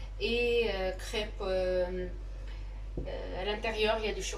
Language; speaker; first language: French; non-native, local second language; Arabic